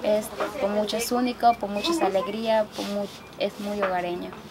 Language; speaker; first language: Spanish; native; Spanish